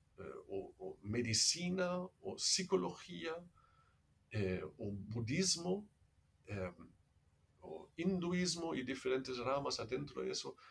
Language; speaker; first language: Spanish; non-native, fluent; German